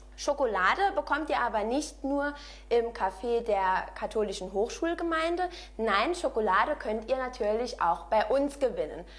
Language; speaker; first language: German; native; German